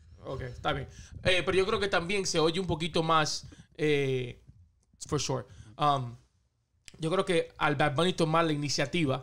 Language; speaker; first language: Spanish; early bilingual, heritage; Spanish